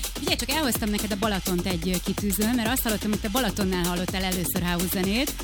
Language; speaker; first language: Hungarian; native; Hungarian